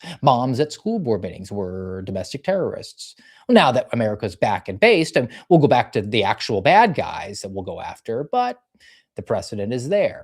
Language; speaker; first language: English; native; English